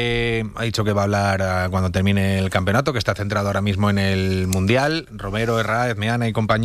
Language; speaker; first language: Spanish; native; Spanish